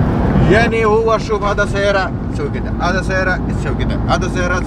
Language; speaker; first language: Arabic; non-native, learner; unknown